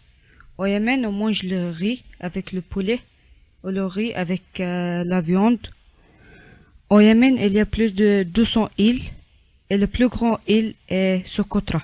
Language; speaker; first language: French; non-native, learner; Arabic